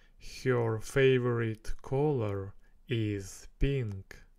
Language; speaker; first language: English; non-native, learner; Russian